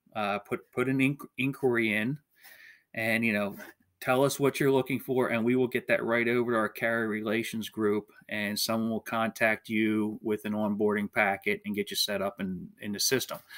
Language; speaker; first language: English; native; English